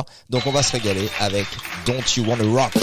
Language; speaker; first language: French; native; French